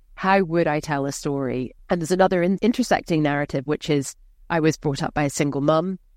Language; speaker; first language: English; native; English